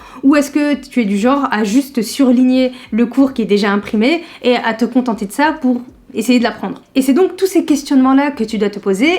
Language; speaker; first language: French; native; French